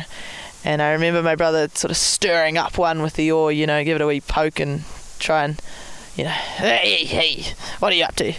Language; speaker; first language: English; native; English